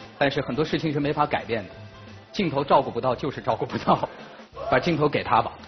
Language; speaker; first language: Chinese; native; Chinese